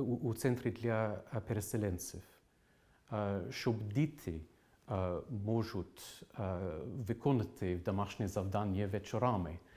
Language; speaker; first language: Ukrainian; non-native, fluent; English